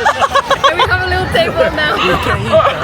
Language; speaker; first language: English; non-native, fluent; French